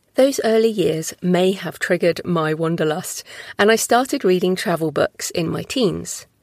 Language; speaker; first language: English; native; English